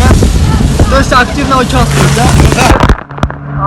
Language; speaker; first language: Russian; non-native, local second language; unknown